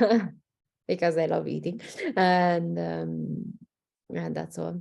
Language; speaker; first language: English; non-native, learner; Italian